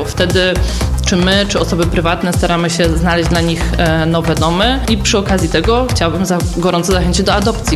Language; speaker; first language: Polish; native; Polish